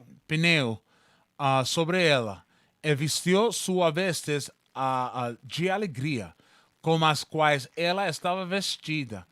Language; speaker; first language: Portuguese; non-native, learner; Spanish